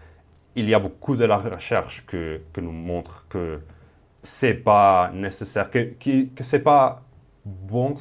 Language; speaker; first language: French; non-native, fluent; Spanish